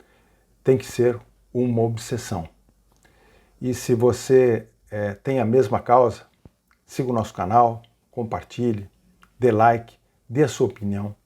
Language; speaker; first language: Portuguese; native; Portuguese